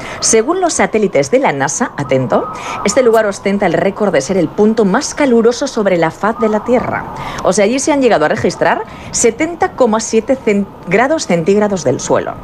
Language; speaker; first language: Spanish; native; Spanish